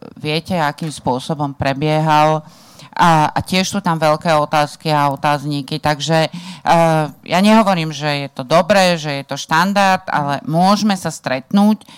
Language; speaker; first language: Slovak; native; Slovak